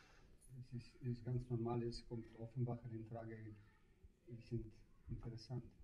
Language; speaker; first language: German; non-native, learner; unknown